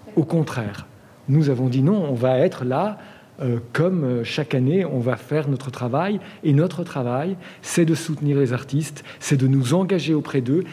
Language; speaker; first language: French; native; French